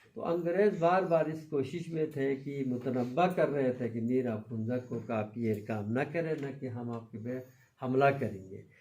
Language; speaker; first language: Urdu; non-native, local second language; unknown